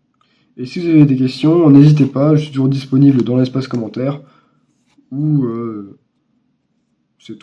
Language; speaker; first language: French; native; French